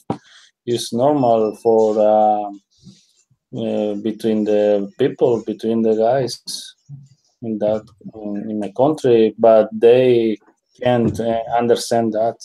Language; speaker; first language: English; non-native, learner; Spanish